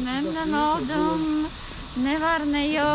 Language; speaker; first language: Turkish; non-native, learner; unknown